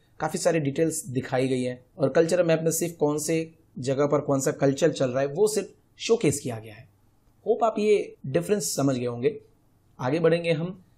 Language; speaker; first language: Hindi; non-native, local second language; Gujarati